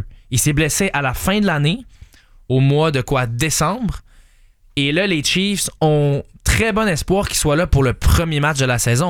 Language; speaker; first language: French; native; French